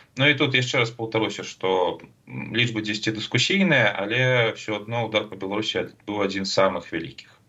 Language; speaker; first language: Belarusian; non-native, local second language; Russian